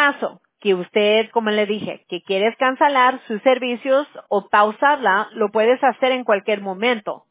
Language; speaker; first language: Spanish; early bilingual, heritage; Spanish